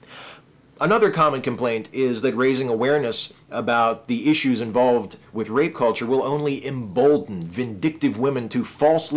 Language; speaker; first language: English; native; English